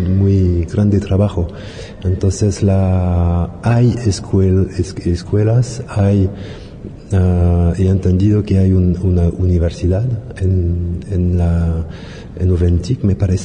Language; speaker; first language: Spanish; non-native, learner; French